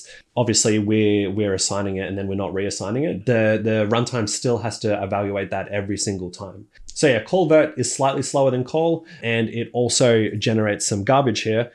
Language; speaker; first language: English; native; English